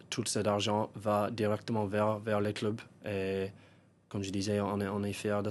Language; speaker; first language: French; non-native, fluent; English